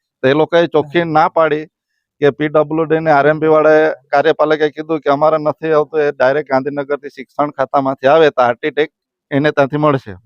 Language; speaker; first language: Gujarati; native; Gujarati